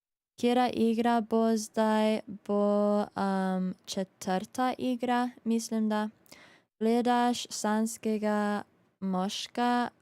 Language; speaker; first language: Slovenian; early bilingual, heritage; Slovenian